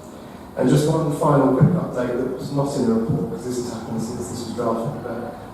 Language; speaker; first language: English; native; English